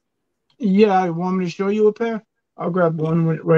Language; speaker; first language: English; native; English